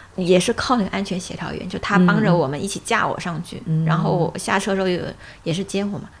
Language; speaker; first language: Chinese; native; Chinese